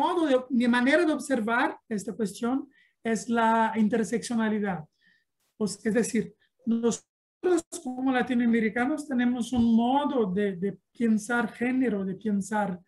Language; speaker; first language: Spanish; non-native, learner; Portuguese